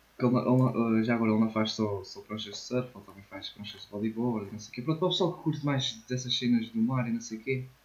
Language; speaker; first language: Portuguese; native; Portuguese